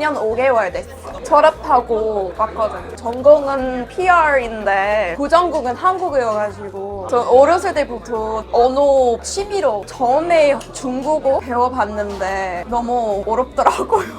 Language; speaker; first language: Korean; non-native, fluent; English